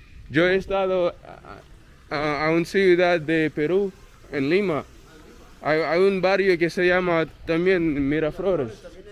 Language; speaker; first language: Spanish; non-native, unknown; English